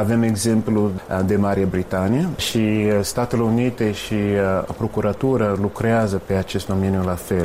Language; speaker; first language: Romanian; non-native, fluent; English